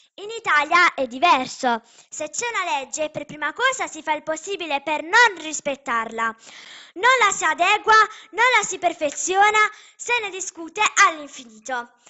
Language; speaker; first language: Italian; native; Italian